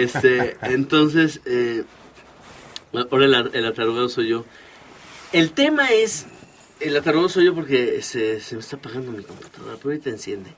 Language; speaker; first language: Spanish; native; Spanish